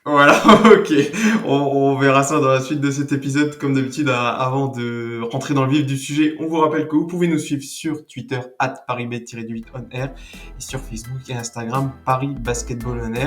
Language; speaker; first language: French; native; French